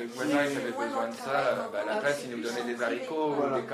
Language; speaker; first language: French; native; French